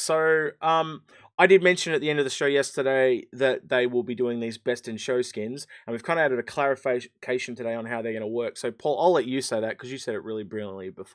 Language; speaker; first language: English; native; English